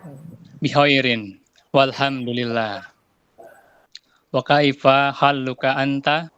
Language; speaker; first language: Arabic; non-native, learner; Indonesian